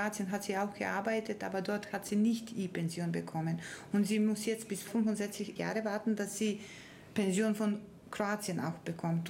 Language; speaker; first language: German; non-native, fluent; Serbian